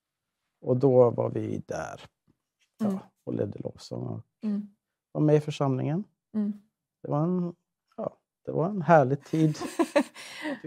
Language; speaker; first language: Swedish; native; Swedish